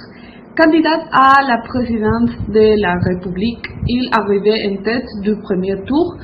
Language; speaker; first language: French; non-native, learner; Spanish